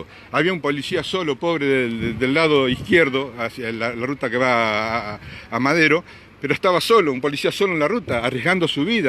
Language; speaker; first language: Spanish; native; Spanish